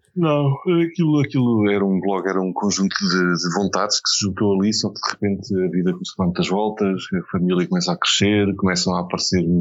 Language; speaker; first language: Portuguese; native; Portuguese